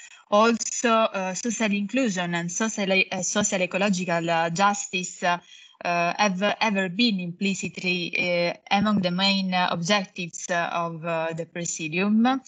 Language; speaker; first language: English; non-native, fluent; Italian